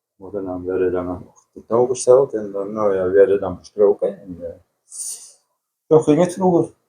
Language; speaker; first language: Dutch; native; Dutch